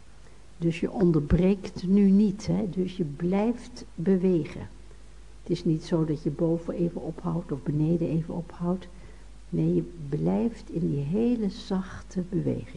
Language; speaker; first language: Dutch; native; Dutch